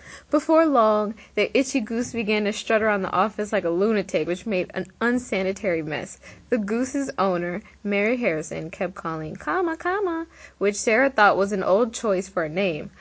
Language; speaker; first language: English; native; English